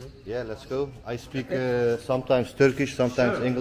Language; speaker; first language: English; non-native, learner; Turkish